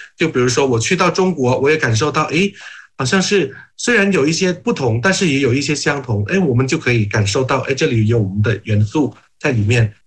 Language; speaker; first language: Chinese; non-native, fluent; Thai